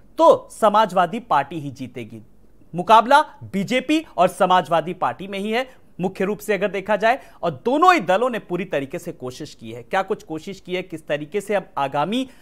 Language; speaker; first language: Hindi; native; Hindi